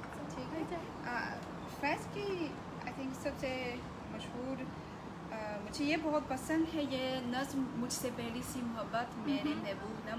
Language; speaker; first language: Hindi; non-native, fluent; Chinese